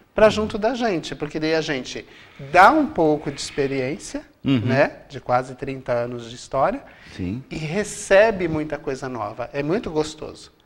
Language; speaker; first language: Portuguese; native; Portuguese